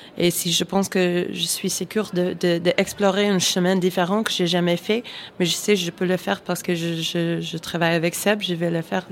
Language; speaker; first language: French; non-native, fluent; English